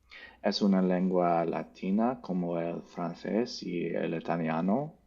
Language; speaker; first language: Spanish; non-native, learner; English